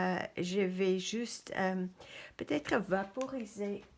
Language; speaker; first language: French; non-native, fluent; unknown